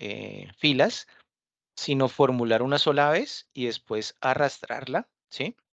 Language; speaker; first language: Spanish; native; Spanish